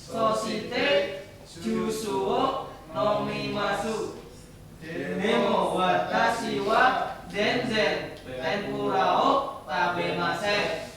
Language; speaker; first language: Japanese; non-native, learner; Indonesian